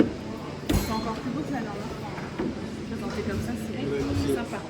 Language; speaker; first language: French; non-native, learner; Spanish